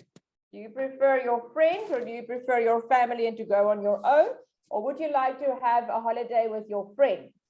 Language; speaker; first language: English; non-native, fluent; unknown